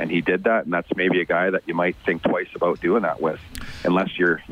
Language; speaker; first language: English; native; English